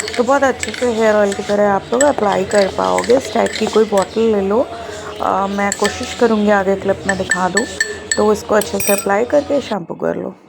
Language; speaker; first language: Hindi; non-native, local second language; Bangla